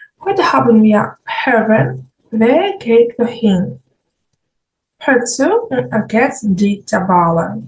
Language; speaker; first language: German; non-native, fluent; Ukrainian